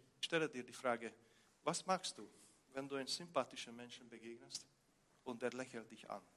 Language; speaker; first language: German; non-native, fluent; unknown